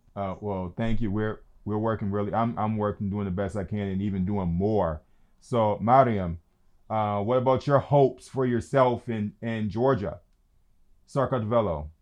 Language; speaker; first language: English; native; English